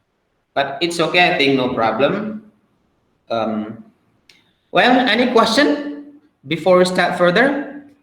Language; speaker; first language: English; non-native, fluent; Indonesian